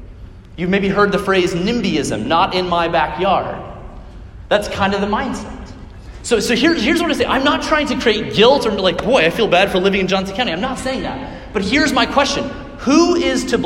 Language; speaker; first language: English; native; English